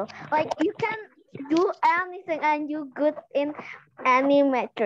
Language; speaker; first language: English; non-native, learner; Indonesian